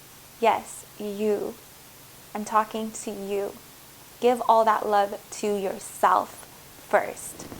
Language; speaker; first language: English; native; English